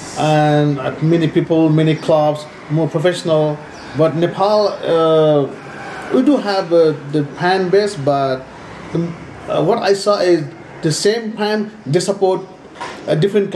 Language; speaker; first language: English; non-native, learner; Nepali